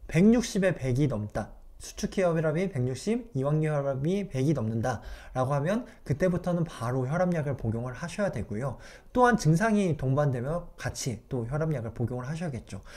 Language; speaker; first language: Korean; native; Korean